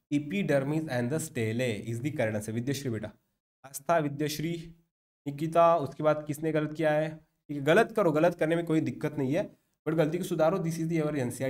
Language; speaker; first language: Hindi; non-native, local second language; Marathi